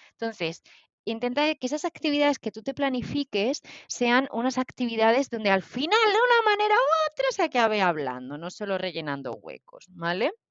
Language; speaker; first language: Spanish; native; Spanish